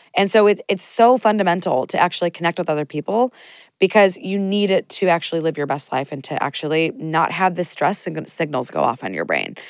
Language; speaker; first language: English; native; English